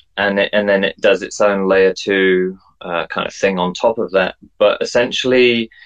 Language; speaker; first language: English; native; English